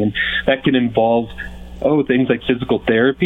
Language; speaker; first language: English; native; English